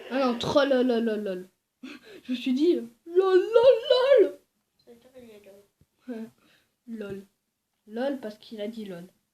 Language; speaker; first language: French; native; French